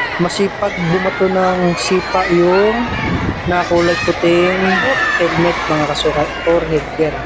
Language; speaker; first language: Filipino; native; Filipino